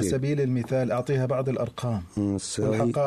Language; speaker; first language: Arabic; native; Arabic